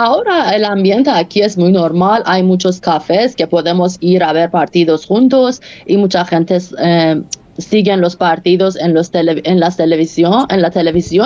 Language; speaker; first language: Spanish; non-native, fluent; Persian